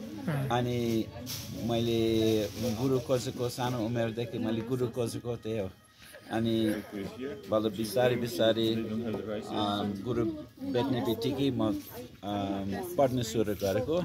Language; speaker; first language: Nepali; non-native, fluent; English